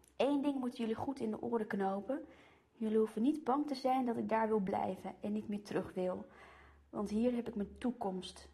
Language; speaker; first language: Dutch; early bilingual, other home language; Korean